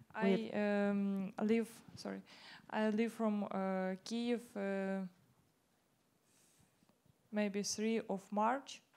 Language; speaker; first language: English; non-native, learner; Ukrainian